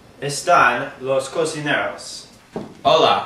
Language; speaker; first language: Spanish; non-native, learner; English